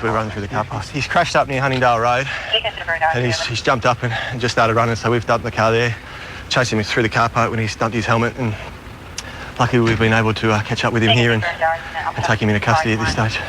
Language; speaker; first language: English; native; English